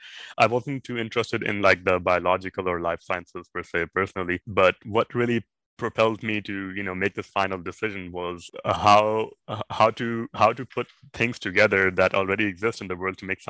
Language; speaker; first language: English; non-native, local second language; Urdu